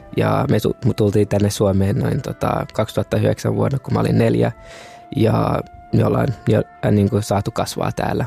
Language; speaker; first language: Finnish; early bilingual, other home language; Kinyarwanda